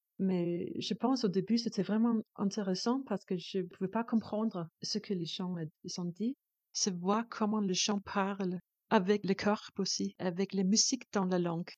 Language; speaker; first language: French; non-native, learner; Danish